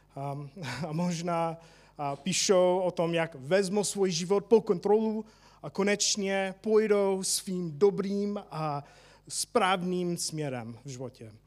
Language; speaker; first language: Czech; non-native, fluent; English